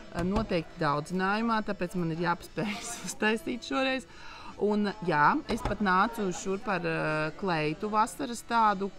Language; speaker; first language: Latvian; native; Latvian